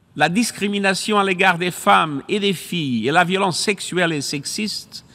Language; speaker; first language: French; non-native, fluent; Portuguese